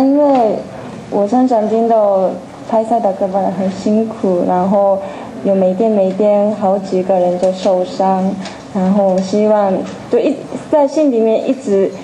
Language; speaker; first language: Chinese; non-native, fluent; Japanese